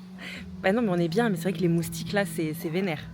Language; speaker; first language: French; native; French